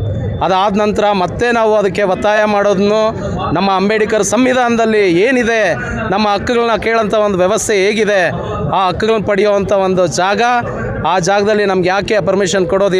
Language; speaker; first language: Kannada; native; Kannada